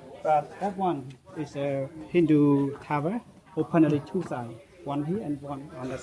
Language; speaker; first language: English; non-native, local second language; Khmer